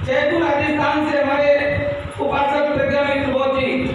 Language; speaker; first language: Hindi; native; Hindi